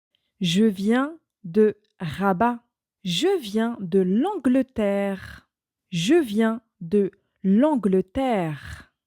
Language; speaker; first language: French; non-native, fluent; English